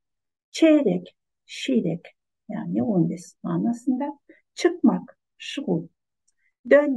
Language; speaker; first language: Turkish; non-native, fluent; Kazakh